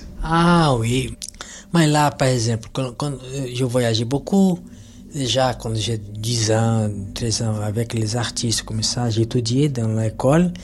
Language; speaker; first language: French; non-native, learner; Portuguese